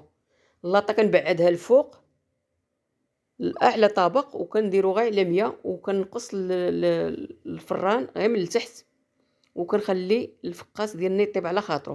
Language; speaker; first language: Arabic; native; Arabic